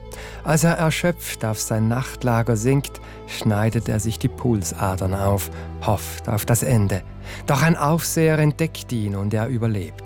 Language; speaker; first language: German; native; German